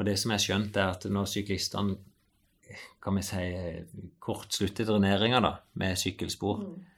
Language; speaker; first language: Norwegian; native; Norwegian